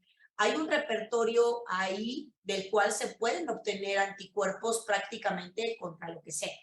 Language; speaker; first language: Spanish; native; Spanish